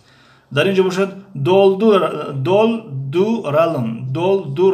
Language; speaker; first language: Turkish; non-native, fluent; Tajik